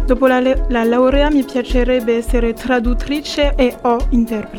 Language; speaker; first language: Italian; non-native, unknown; French